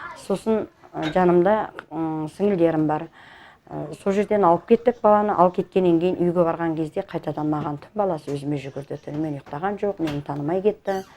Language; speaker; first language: Kazakh; native; Kazakh